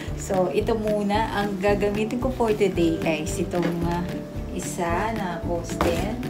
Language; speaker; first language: Filipino; non-native, local second language; Pampanga